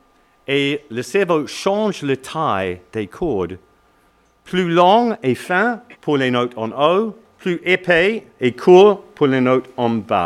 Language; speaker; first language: French; non-native, learner; English